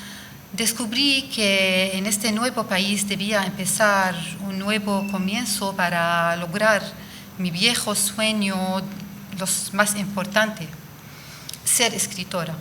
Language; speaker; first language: Spanish; non-native, fluent; Arabic